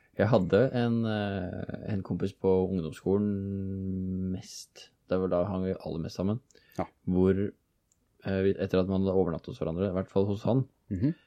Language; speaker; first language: Norwegian; native; Norwegian